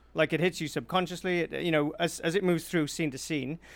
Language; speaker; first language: English; native; English